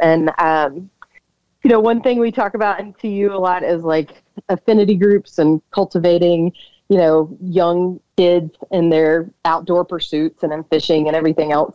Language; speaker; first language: English; native; English